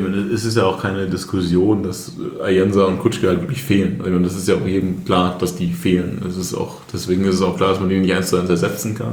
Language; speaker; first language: German; native; German